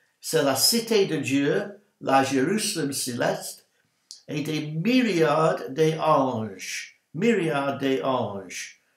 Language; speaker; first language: French; non-native, learner; English